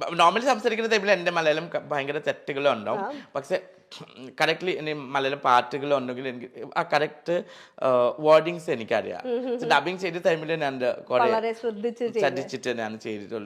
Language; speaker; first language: Malayalam; non-native, learner; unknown